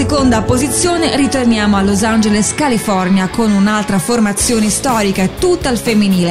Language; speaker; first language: Italian; native; Italian